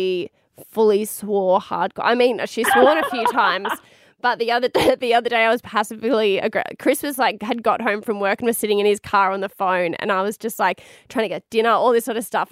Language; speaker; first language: English; native; English